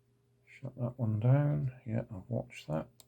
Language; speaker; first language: English; native; English